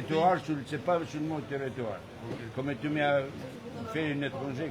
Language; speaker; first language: French; non-native, learner; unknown